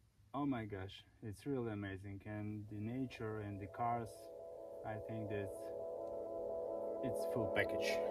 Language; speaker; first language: English; non-native, learner; Ukrainian